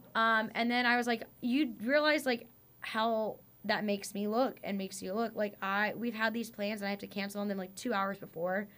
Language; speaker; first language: English; native; English